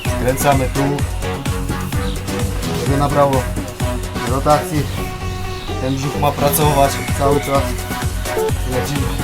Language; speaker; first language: Polish; native; Polish